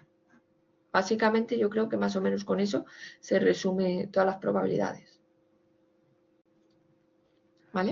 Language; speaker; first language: Spanish; native; Spanish